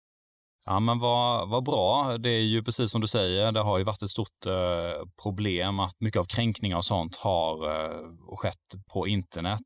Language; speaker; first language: Swedish; native; Swedish